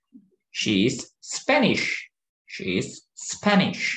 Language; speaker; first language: English; non-native, fluent; Turkish